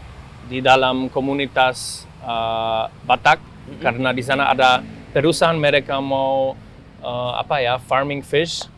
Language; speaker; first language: Indonesian; non-native, fluent; German